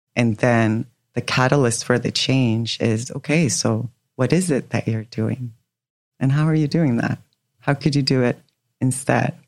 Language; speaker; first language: English; non-native, fluent; Swedish